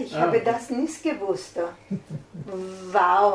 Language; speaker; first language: German; non-native, learner; Italian